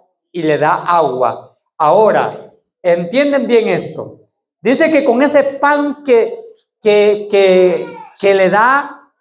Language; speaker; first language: Spanish; native; Spanish